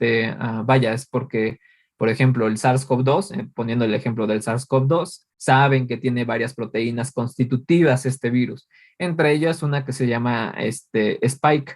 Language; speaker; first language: Spanish; native; Spanish